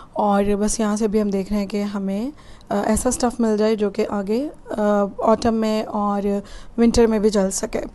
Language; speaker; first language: Urdu; native; Urdu